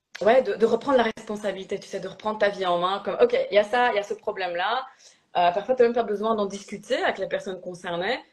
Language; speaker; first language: French; early bilingual, other home language; Polish